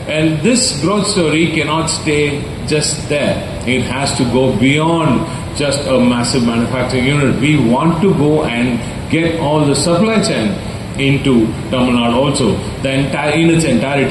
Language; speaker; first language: English; non-native, local second language; Tamil